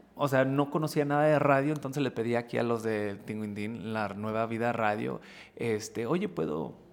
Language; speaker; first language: Spanish; early bilingual, heritage; Spanish